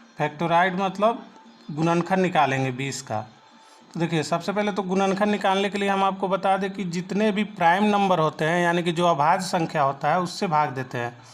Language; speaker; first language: Hindi; native; Hindi